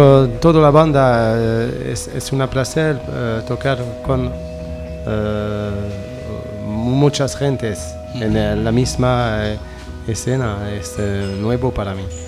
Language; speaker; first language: Spanish; non-native, learner; French